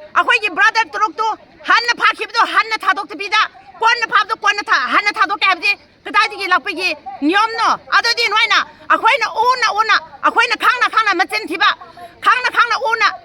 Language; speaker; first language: Manipuri; non-native, local second language; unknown